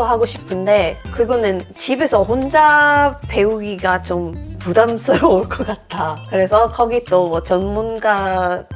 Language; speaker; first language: Korean; non-native, fluent; Swedish